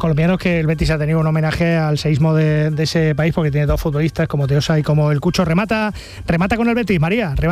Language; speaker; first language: Spanish; native; Spanish